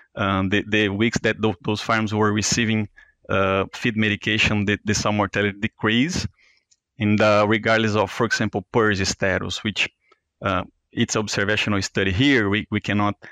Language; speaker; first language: English; non-native, fluent; Portuguese